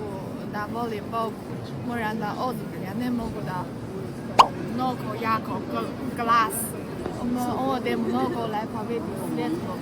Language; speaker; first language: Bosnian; non-native, learner; Chinese